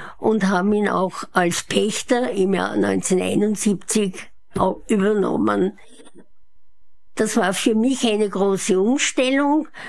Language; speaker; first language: German; native; German